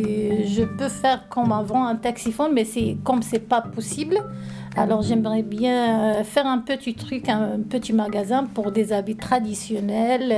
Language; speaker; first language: French; non-native, learner; Arabic